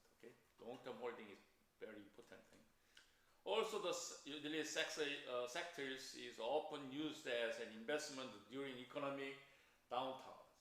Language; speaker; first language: English; non-native, fluent; Korean